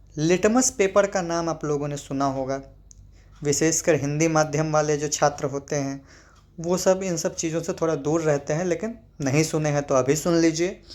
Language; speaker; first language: Hindi; native; Hindi